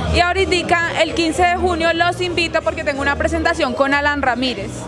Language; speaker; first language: Spanish; native; Spanish